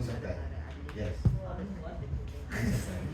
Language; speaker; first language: English; non-native, learner; Indonesian